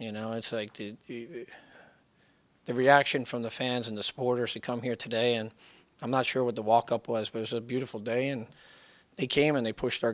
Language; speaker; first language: English; native; English